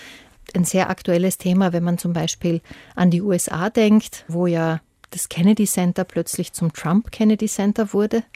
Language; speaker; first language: German; native; German